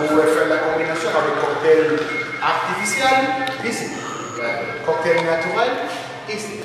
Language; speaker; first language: French; non-native, learner; Spanish